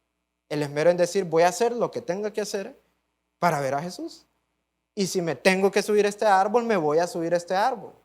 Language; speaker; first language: Spanish; native; Spanish